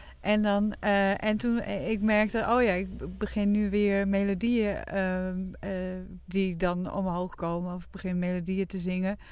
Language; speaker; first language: Dutch; non-native, local second language; Western Frisian